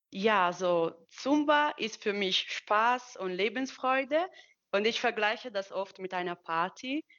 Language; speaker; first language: German; non-native, fluent; Italian